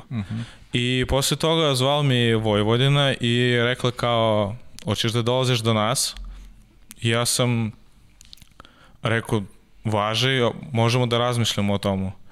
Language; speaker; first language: Serbian; non-native, learner; Russian